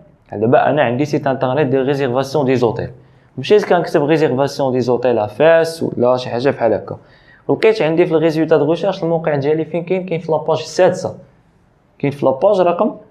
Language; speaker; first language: Arabic; native; Arabic